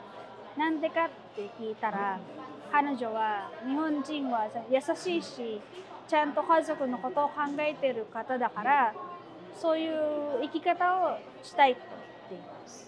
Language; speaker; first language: Japanese; non-native, fluent; Filipino